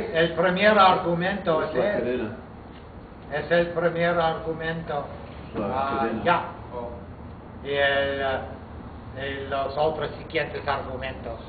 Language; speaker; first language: Spanish; non-native, fluent; English